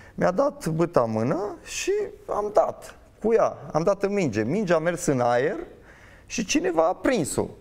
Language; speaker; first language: Romanian; native; Romanian